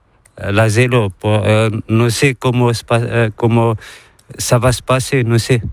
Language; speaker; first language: Spanish; non-native, learner; Arabic